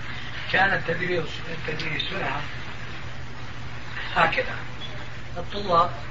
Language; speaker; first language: Arabic; non-native, fluent; Turkish